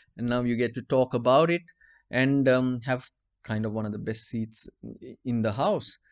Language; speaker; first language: English; non-native, local second language; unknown